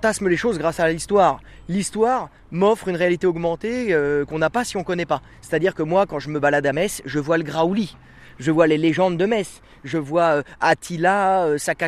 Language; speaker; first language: French; native; French